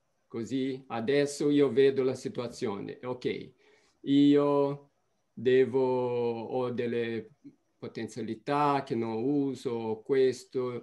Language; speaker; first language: Italian; non-native, fluent; Portuguese